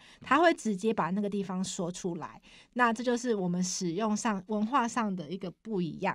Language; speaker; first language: Chinese; native; Chinese